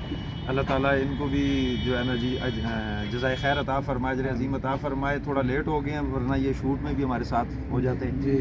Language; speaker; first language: Urdu; native; Urdu